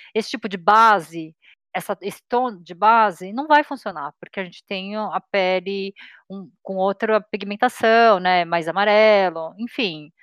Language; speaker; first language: Portuguese; native; Portuguese